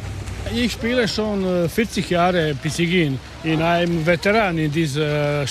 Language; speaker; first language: German; non-native, learner; Croatian